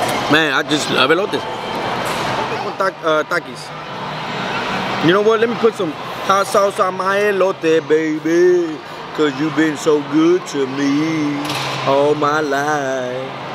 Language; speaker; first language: English; early bilingual, other home language; Spanish